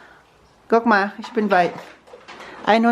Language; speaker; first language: German; non-native, learner; Filipino